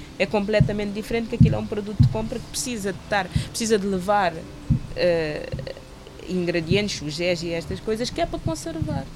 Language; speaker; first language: Portuguese; non-native, local second language; Kabuverdianu